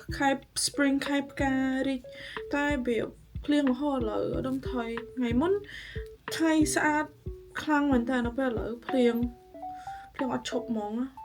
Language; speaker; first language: Khmer; early bilingual, heritage; Khmer